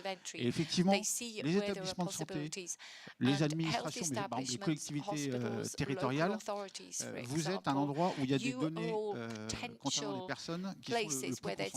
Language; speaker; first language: French; native; French